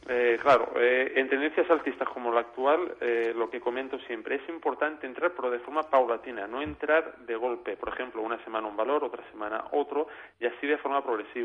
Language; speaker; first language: Spanish; native; Spanish